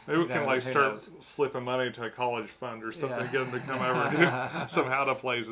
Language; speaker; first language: English; native; English